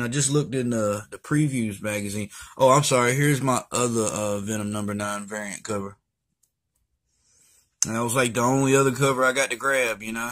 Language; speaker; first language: English; native; English